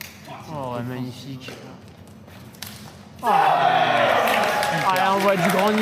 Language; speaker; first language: French; native; French